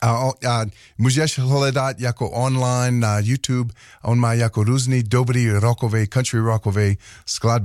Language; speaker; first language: Czech; non-native, learner; English